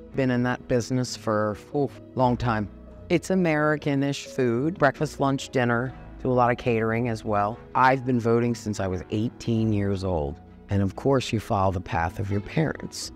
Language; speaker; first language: English; native; English